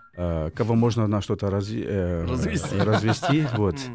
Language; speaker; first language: Russian; non-native, fluent; Portuguese